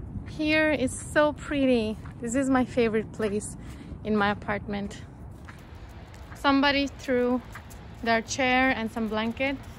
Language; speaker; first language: English; non-native, local second language; Hindi